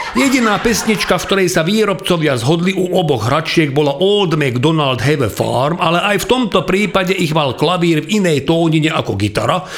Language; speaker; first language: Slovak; non-native, local second language; Hungarian